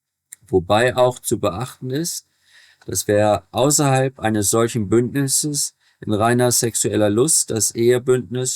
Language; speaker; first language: German; native; German